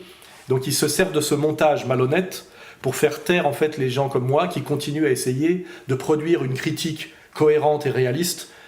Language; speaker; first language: French; native; French